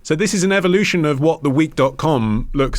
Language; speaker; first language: English; native; English